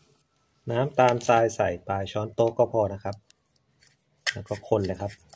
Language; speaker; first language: Thai; native; Thai